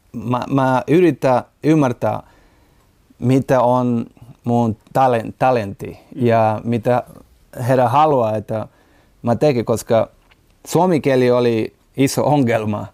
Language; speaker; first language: Finnish; non-native, learner; Portuguese